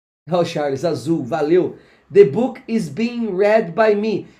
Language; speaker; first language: English; non-native, fluent; Portuguese